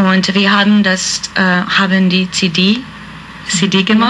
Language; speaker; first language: German; non-native, fluent; Hungarian